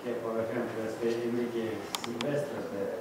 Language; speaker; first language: Spanish; non-native, fluent; Russian